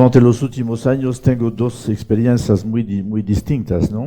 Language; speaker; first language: Spanish; non-native, fluent; French